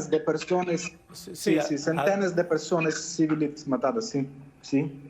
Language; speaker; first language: Spanish; non-native, fluent; Ukrainian